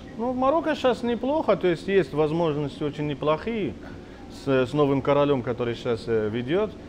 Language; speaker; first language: Russian; non-native, fluent; Arabic